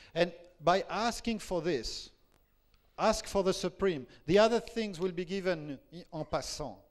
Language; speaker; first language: English; non-native, fluent; French